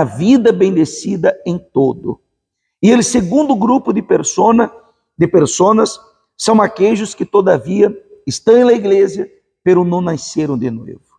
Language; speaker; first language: Spanish; non-native, fluent; Portuguese